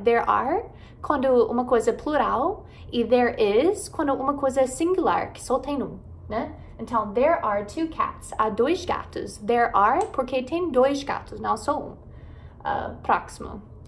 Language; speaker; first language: Portuguese; non-native, fluent; English